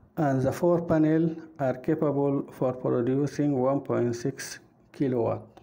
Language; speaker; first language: English; non-native, fluent; Arabic